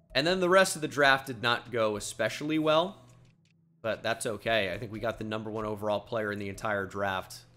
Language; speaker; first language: English; native; English